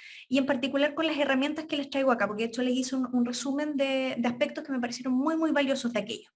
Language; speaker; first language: Spanish; native; Spanish